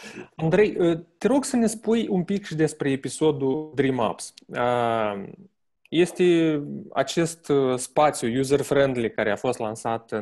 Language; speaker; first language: Romanian; native; Romanian